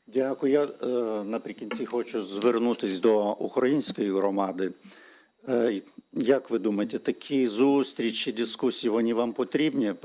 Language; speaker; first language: Ukrainian; non-native, fluent; Lithuanian